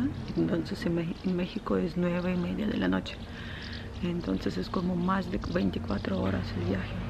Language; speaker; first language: Spanish; non-native, fluent; Ukrainian